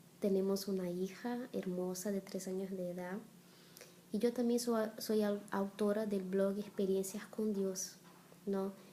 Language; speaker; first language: Spanish; non-native, fluent; Portuguese